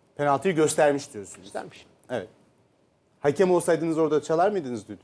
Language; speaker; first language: Turkish; native; Turkish